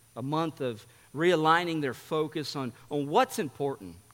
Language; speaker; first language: English; early bilingual, heritage; English